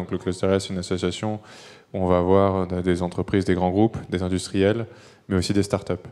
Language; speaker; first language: French; native; French